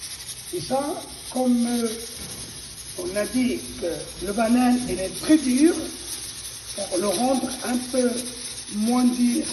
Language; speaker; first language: French; non-native, local second language; Arabic